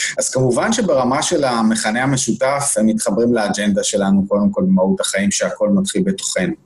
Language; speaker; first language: Hebrew; native; Hebrew